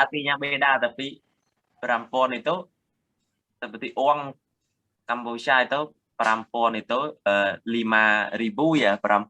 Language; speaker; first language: Indonesian; non-native, learner; Khmer